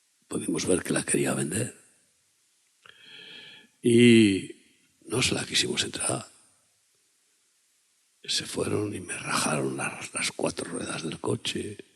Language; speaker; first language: Spanish; native; Spanish